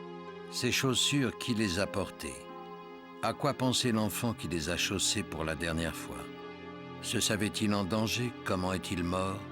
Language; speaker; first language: French; native; French